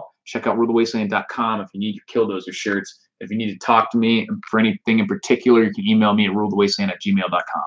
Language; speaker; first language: English; native; English